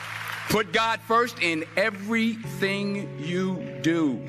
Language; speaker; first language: English; native; English